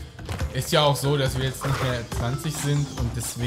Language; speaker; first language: German; native; German